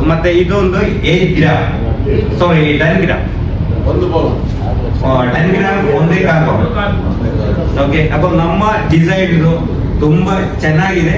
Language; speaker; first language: Kannada; non-native, local second language; Malayalam